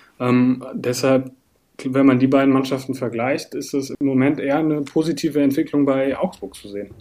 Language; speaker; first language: German; native; German